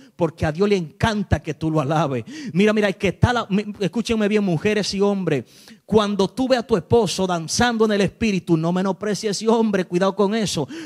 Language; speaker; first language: Spanish; native; Spanish